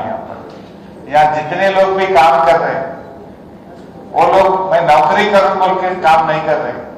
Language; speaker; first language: Hindi; non-native, local second language; Telugu